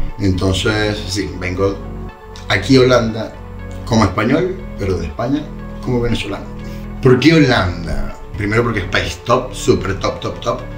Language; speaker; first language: Spanish; native; Spanish